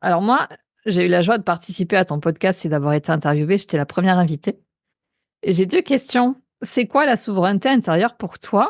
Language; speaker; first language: French; native; French